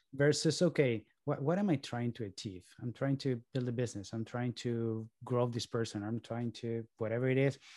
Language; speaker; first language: English; early bilingual, other home language; Spanish